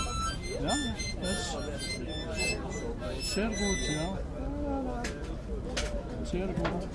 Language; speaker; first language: German; non-native, learner; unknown